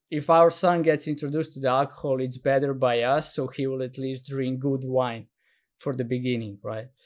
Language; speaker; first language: English; non-native, fluent; Slovenian